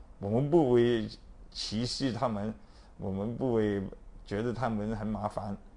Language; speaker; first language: Chinese; non-native, local second language; Cantonese